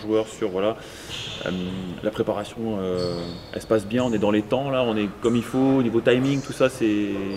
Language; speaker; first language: French; native; French